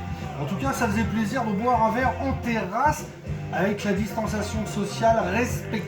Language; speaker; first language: French; native; French